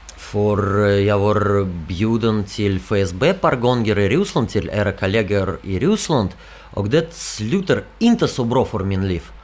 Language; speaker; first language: Swedish; non-native, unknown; Russian